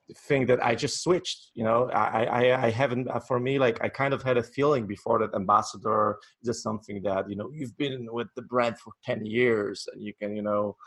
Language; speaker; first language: English; non-native, fluent; Polish